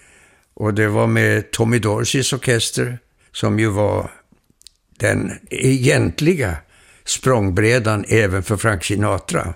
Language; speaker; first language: Swedish; early bilingual, heritage; Swedish